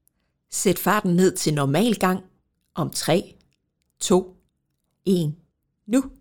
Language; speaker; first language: Danish; native; Danish